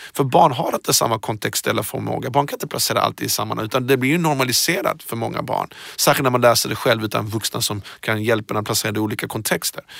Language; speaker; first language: Swedish; early bilingual, other home language; Persian